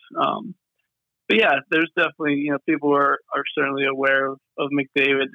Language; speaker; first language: English; native; English